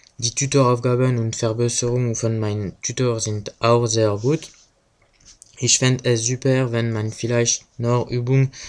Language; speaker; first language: German; non-native, learner; French